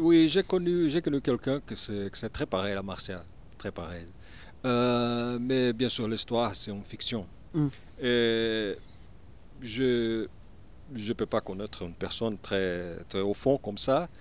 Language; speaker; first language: French; non-native, learner; Portuguese